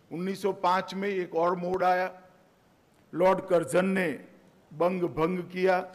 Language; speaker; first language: Hindi; non-native, local second language; Gujarati